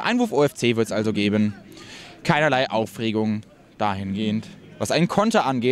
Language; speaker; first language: German; native; German